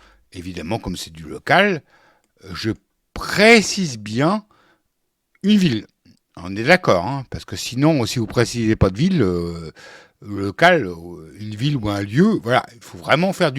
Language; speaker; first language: French; native; French